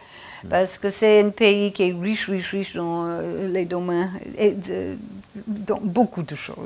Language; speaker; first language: French; non-native, fluent; English